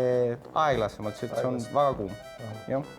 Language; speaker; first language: Estonian; non-native, learner; Spanish